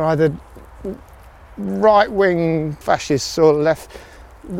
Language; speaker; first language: English; native; English